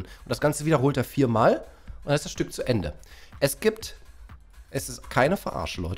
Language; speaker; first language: German; native; German